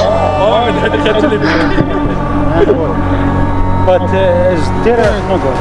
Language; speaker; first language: English; non-native, learner; Arabic